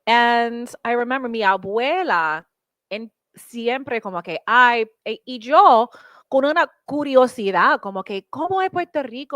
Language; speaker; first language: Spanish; non-native, learner; English